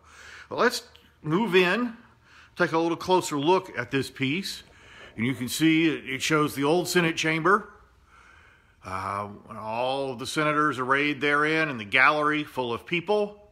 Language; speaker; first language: English; native; English